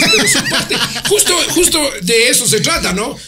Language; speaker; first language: Spanish; native; Spanish